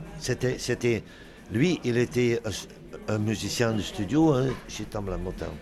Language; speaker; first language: French; non-native, local second language; Dutch